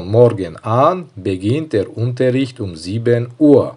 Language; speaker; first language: German; non-native, learner; Tajik